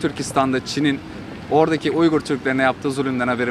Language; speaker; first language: Turkish; native; Turkish